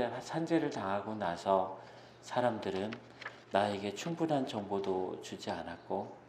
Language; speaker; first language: Korean; native; Korean